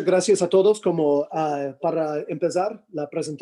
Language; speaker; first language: Spanish; non-native, learner; English